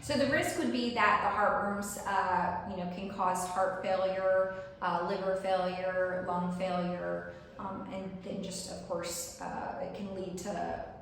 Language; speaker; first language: English; native; English